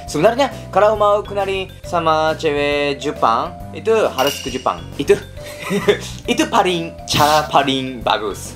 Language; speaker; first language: Indonesian; non-native, learner; Japanese